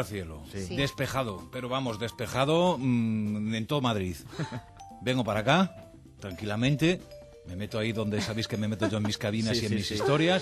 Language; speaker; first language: Spanish; native; Spanish